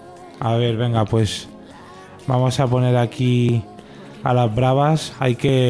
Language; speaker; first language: Spanish; native; Spanish